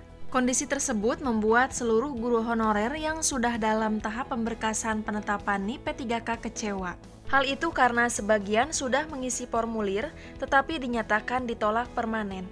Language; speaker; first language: Indonesian; native; Indonesian